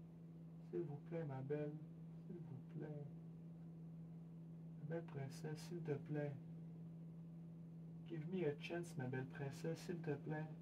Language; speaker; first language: French; non-native, learner; English